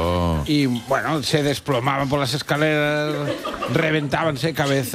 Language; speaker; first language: Spanish; native; Spanish